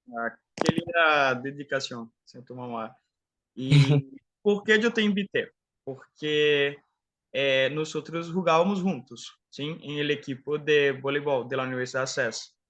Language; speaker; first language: Spanish; non-native, fluent; Portuguese